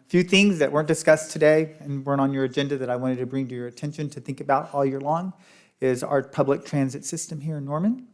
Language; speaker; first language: English; native; English